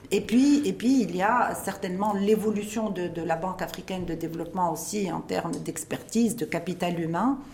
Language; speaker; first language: French; non-native, local second language; Arabic